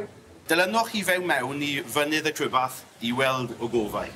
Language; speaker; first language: Welsh; non-native, learner; English